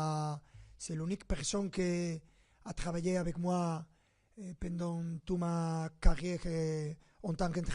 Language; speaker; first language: French; non-native, fluent; Spanish